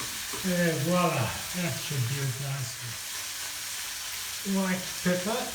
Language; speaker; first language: English; native; English